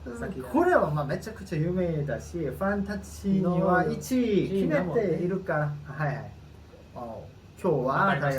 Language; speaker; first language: Japanese; non-native, learner; Korean